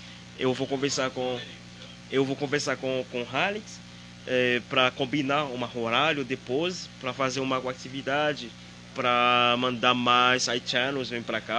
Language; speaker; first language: Portuguese; non-native, learner; Haitian Creole